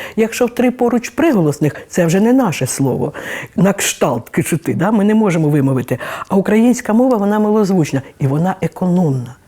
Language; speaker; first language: Ukrainian; native; Ukrainian